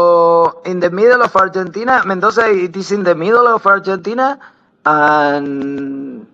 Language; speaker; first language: English; non-native, learner; Spanish